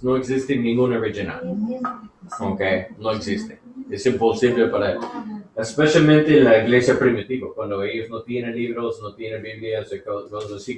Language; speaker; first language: Spanish; non-native, learner; English